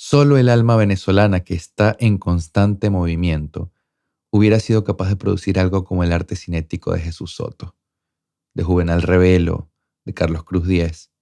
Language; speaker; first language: Spanish; native; Spanish